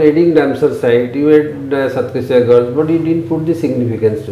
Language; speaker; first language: English; non-native, local second language; Odia